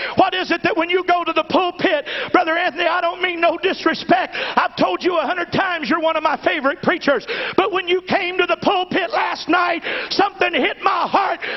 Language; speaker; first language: English; native; English